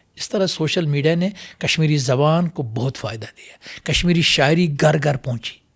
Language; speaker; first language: Urdu; non-native, local second language; Kashmiri